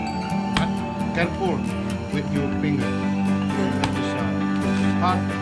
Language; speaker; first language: English; non-native, learner; Indonesian